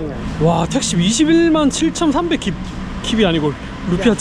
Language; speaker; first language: Korean; native; Korean